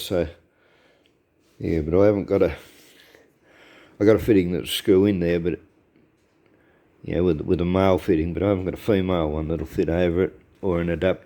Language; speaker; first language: English; native; English